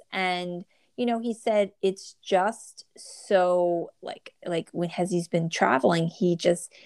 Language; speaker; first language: English; native; English